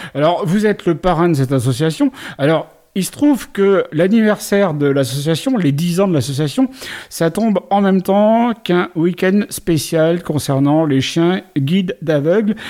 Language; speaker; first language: French; native; French